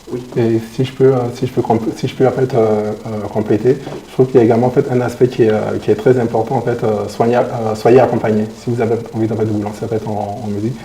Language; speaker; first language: French; native; French